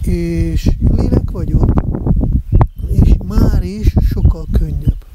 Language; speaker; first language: Hungarian; non-native, fluent; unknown